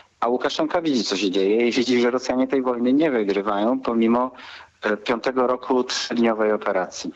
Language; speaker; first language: Polish; native; Polish